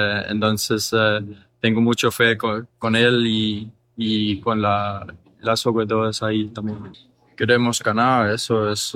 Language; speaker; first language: Spanish; early bilingual, heritage; English